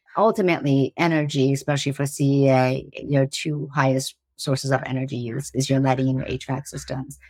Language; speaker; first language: English; early bilingual, other home language; Persian